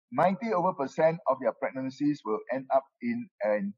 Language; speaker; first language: English; non-native, local second language; Min Nan Chinese